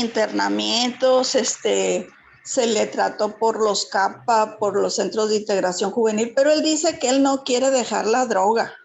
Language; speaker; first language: Spanish; native; Spanish